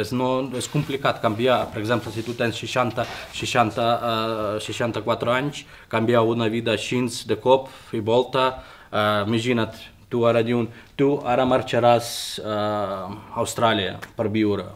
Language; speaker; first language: Catalan; non-native, learner; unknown